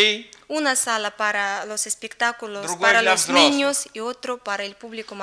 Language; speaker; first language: Spanish; non-native, learner; Russian